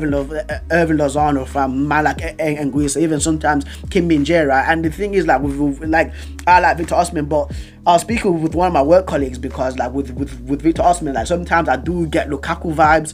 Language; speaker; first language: English; native; English